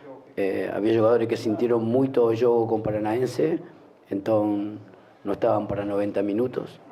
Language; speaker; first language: Portuguese; non-native, fluent; Spanish